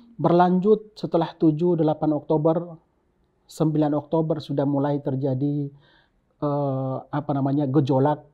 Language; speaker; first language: Indonesian; native; Indonesian